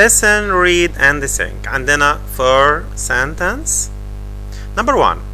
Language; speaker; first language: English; non-native, fluent; Arabic